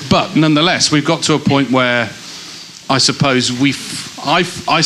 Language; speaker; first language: English; native; English